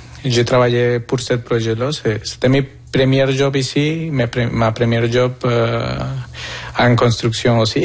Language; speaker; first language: French; non-native, fluent; Spanish